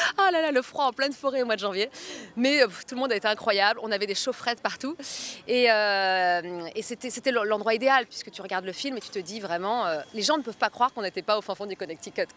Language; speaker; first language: French; native; French